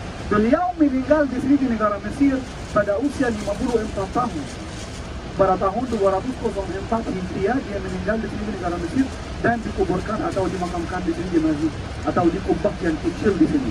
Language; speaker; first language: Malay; non-native, fluent; Arabic